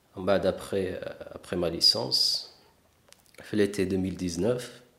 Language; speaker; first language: French; non-native, local second language; Arabic